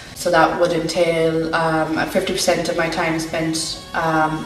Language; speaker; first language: English; native; English